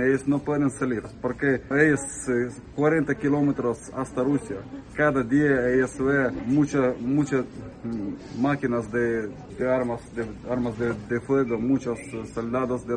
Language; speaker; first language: Spanish; non-native, learner; Ukrainian